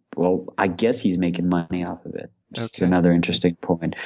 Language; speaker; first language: English; non-native, fluent; Russian